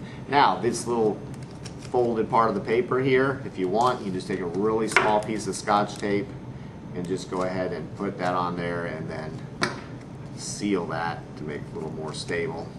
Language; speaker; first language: English; native; English